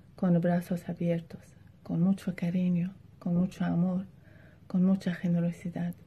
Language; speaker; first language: Spanish; non-native, fluent; Arabic